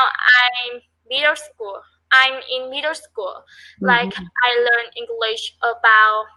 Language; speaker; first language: English; non-native, learner; Vietnamese